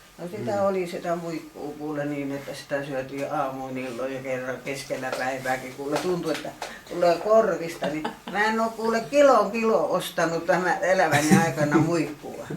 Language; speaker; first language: Finnish; native; Finnish